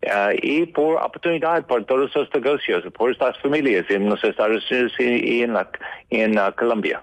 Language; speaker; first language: Spanish; non-native, learner; English